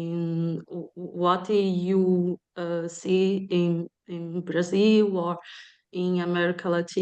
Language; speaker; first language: English; non-native, learner; Portuguese